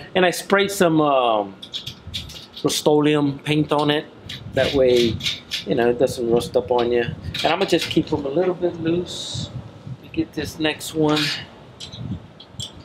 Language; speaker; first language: English; native; English